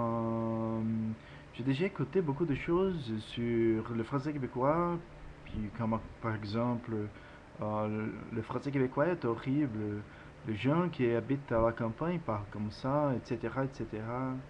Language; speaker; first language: French; non-native, learner; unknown